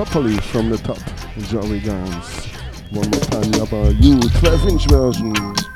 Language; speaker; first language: English; non-native, learner; German